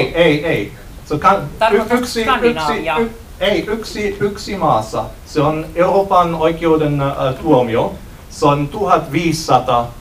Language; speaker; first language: Finnish; non-native, learner; German